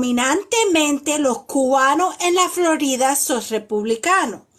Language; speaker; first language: Spanish; early bilingual, heritage; Spanish